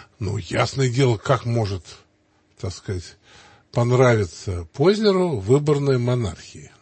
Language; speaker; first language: Russian; native; Russian